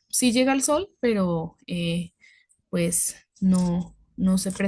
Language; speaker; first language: Spanish; native; Spanish